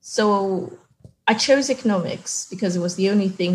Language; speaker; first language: English; non-native, local second language; Yoruba